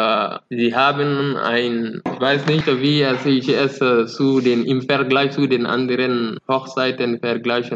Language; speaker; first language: German; non-native, fluent; Fula